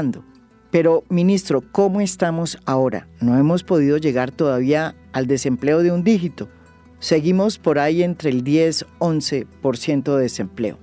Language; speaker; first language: Spanish; native; Spanish